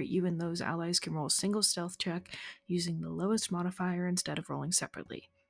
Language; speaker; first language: English; native; English